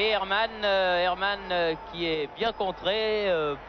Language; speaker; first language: French; native; French